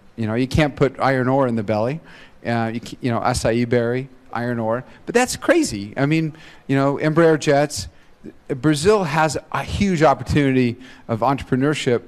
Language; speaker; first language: English; native; English